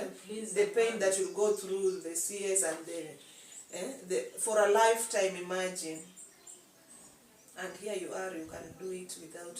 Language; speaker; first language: English; non-native, local second language; Swahili